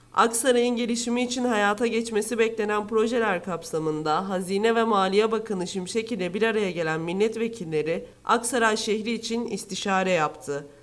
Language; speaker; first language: Turkish; native; Turkish